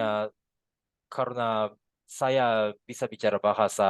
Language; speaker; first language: Indonesian; non-native, learner; Japanese